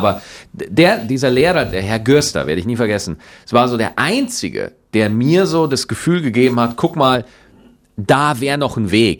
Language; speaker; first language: German; native; German